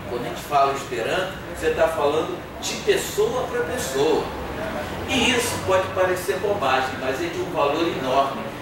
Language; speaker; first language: Portuguese; native; Portuguese